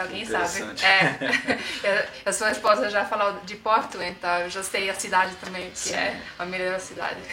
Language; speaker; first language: Portuguese; non-native, fluent; Estonian